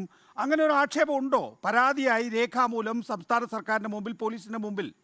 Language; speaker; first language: Malayalam; native; Malayalam